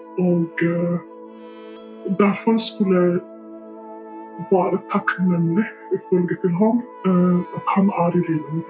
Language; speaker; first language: Norwegian; non-native, fluent; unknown